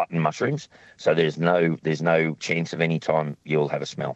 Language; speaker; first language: English; native; English